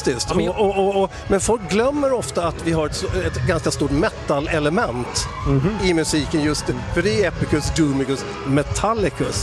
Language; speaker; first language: Swedish; native; Swedish